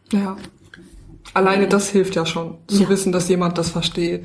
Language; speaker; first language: German; native; German